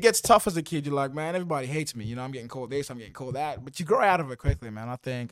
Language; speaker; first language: English; early bilingual, other home language; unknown